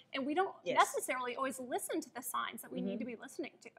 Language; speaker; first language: English; native; English